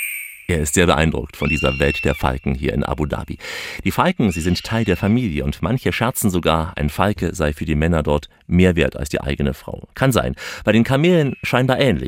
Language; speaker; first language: German; native; German